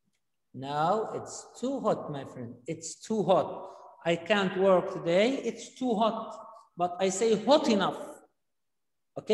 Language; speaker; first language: English; non-native, fluent; Arabic